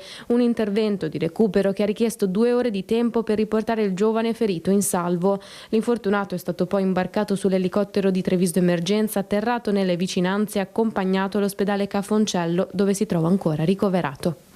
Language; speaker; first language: Italian; native; Italian